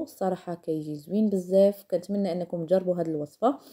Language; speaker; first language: Arabic; native; Arabic